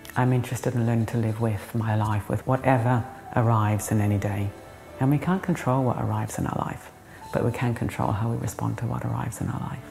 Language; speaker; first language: English; native; English